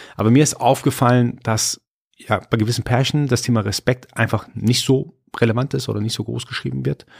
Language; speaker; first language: German; early bilingual, other home language; Persian